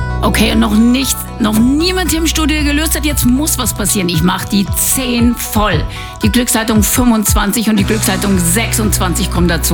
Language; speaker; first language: German; native; German